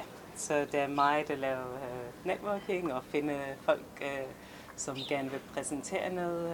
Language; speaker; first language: Danish; non-native, fluent; English